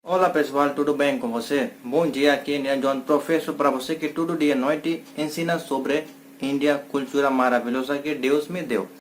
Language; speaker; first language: Portuguese; non-native, learner; Hindi